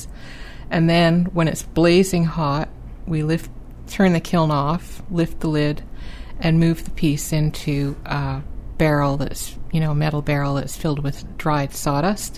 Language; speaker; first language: English; native; English